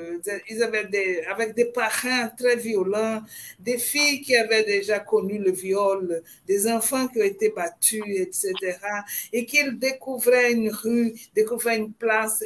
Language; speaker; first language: French; non-native, fluent; Portuguese